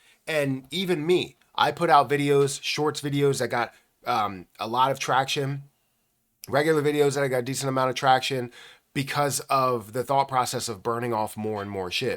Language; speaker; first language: English; native; English